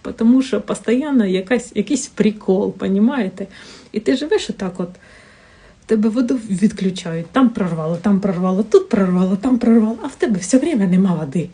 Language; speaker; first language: Ukrainian; non-native, local second language; Russian